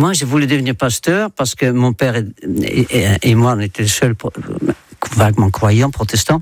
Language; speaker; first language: French; non-native, fluent; Dutch